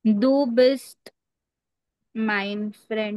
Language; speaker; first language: German; non-native, learner; Marathi